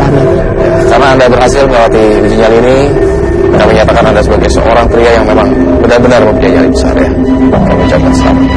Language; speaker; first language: Indonesian; native; Indonesian